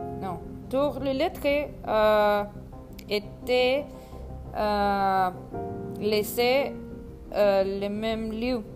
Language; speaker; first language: French; non-native, learner; Spanish